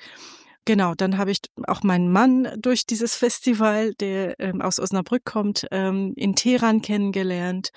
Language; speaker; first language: German; non-native, fluent; Persian